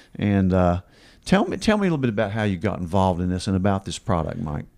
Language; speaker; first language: English; native; English